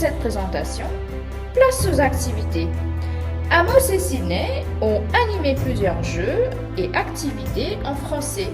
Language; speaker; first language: French; non-native, fluent; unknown